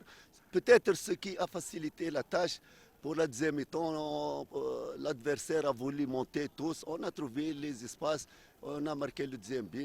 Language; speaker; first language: French; non-native, fluent; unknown